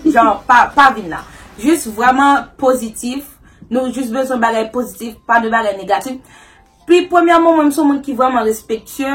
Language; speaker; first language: Haitian Creole; early bilingual, heritage; Haitian Creole